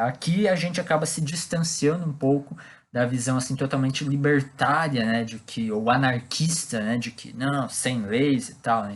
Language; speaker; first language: Portuguese; native; Portuguese